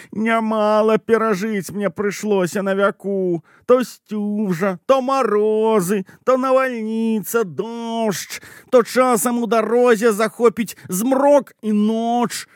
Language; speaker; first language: Belarusian; native; Belarusian